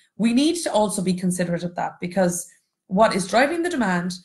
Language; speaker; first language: English; native; English